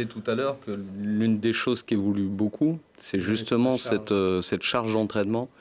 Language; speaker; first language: French; native; French